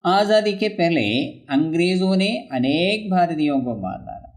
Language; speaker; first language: Hindi; non-native, local second language; Malayalam